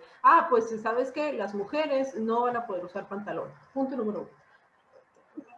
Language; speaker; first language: Spanish; native; Spanish